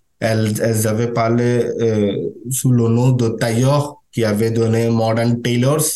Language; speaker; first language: French; non-native, learner; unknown